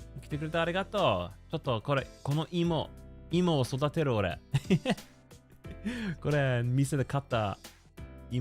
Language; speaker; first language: Japanese; non-native, learner; English